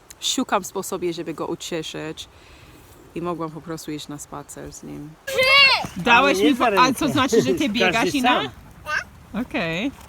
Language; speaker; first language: Polish; non-native, learner; English